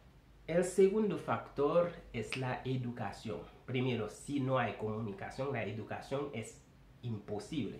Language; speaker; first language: Spanish; non-native, fluent; Haitian Creole